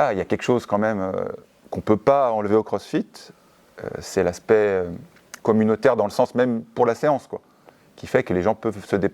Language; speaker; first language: French; native; French